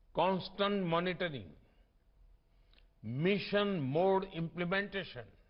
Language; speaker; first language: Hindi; non-native, local second language; Gujarati